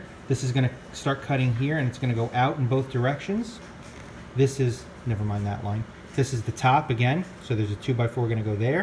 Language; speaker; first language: English; native; English